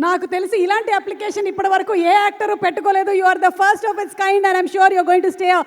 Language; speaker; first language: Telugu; native; Telugu